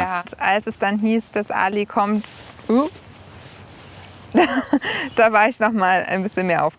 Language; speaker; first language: German; native; German